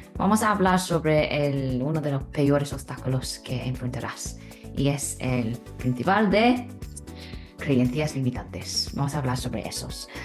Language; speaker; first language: Spanish; non-native, fluent; Chinese